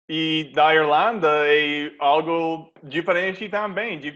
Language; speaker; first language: Portuguese; non-native, fluent; English